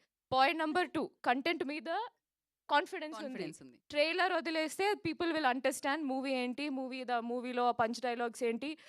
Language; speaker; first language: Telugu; non-native, local second language; Malayalam